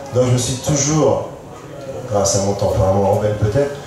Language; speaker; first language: French; native; French